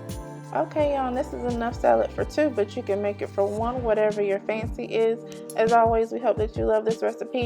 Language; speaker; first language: English; native; English